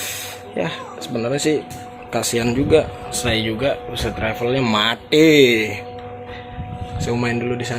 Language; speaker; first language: Indonesian; native; Indonesian